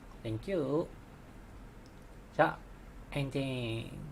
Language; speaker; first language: Japanese; non-native, learner; Chinese